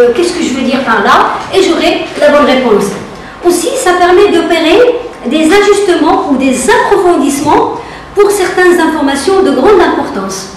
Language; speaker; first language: French; non-native, local second language; Arabic